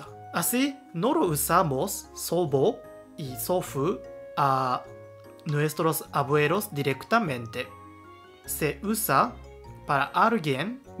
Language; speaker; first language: Spanish; non-native, learner; Japanese